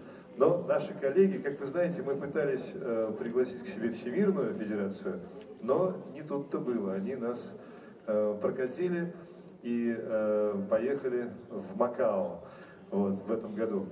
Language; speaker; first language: Russian; native; Russian